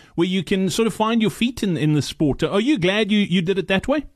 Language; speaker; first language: English; native; English